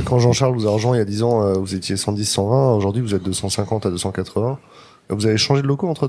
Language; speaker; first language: French; native; French